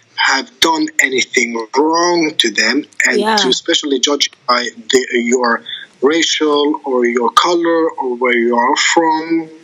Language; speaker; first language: English; non-native, fluent; Arabic